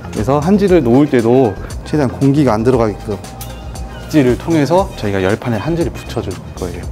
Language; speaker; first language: Korean; native; Korean